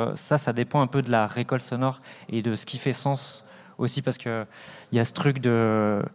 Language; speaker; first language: French; native; French